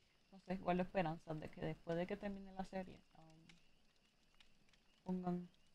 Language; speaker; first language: Spanish; native; Spanish